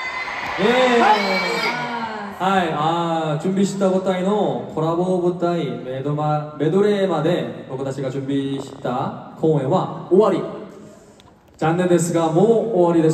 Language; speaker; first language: Japanese; non-native, fluent; Korean